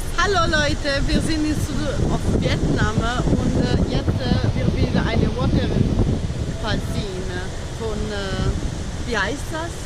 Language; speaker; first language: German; non-native, learner; Spanish